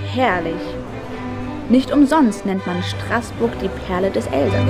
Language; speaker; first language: German; native; German